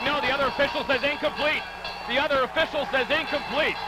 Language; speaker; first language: English; native; English